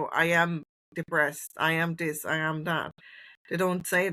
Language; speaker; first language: English; non-native, fluent; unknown